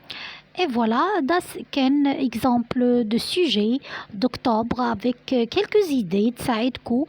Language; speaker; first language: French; non-native, fluent; Arabic